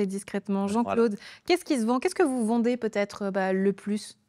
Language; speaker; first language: French; native; French